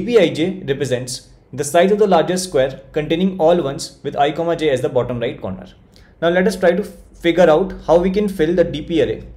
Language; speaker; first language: English; non-native, local second language; Hindi